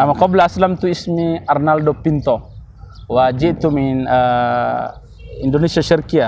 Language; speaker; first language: Arabic; non-native, learner; Indonesian